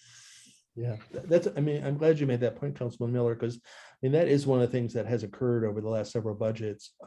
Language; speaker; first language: English; native; English